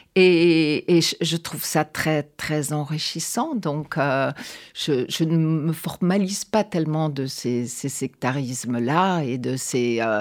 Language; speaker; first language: French; native; French